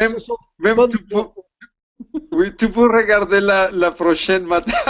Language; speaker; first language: French; non-native, learner; Spanish